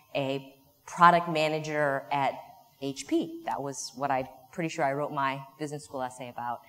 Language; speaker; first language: English; native; English